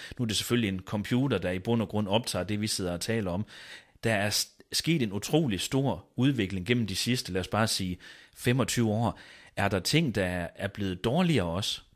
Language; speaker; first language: Danish; native; Danish